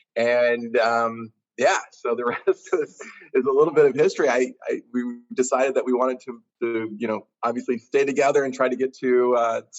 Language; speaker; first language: English; native; English